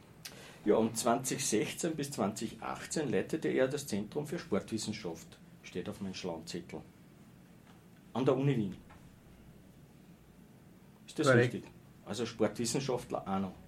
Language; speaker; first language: German; native; German